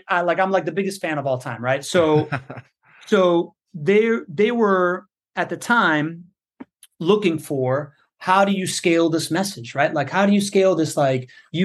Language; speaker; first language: English; native; English